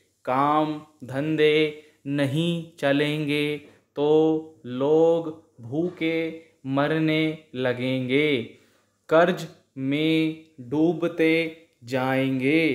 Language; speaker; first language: Hindi; native; Hindi